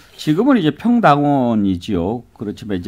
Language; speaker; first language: Korean; native; Korean